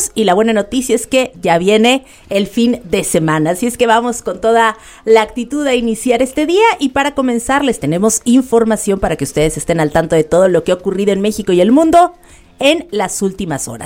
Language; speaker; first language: Spanish; native; Spanish